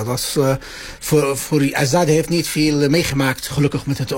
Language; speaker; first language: Dutch; non-native, fluent; Arabic